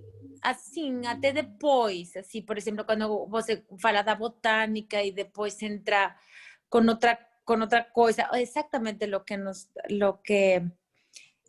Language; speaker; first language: Portuguese; non-native, fluent; Spanish